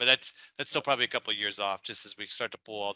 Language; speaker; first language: English; native; English